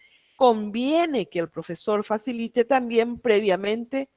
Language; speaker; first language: Spanish; native; Spanish